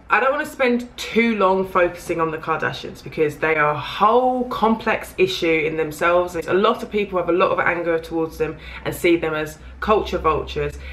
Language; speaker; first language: English; native; English